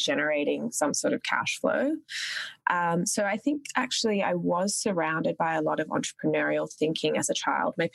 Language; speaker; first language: English; native; English